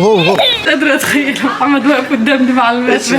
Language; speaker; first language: Arabic; native; Arabic